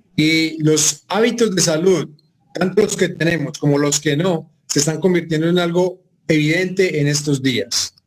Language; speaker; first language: Spanish; native; Spanish